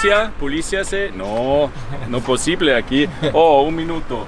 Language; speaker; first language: Portuguese; non-native, learner; German